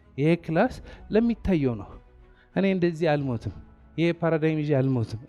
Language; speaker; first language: Amharic; non-native, local second language; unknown